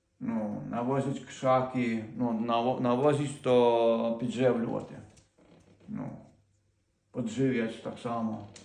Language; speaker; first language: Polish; non-native, fluent; Ukrainian